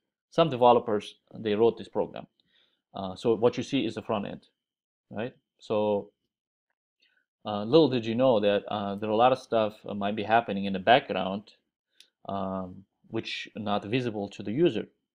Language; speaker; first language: English; non-native, fluent; Uzbek